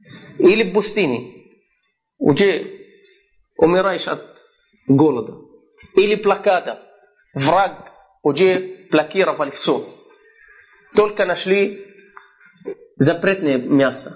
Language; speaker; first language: Russian; non-native, fluent; Arabic